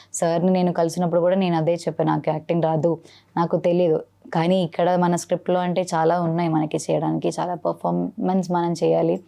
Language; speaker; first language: Telugu; non-native, learner; Malayalam